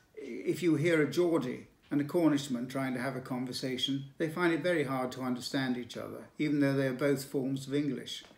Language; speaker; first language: English; native; English